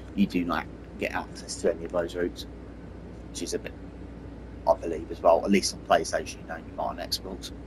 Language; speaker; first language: English; native; English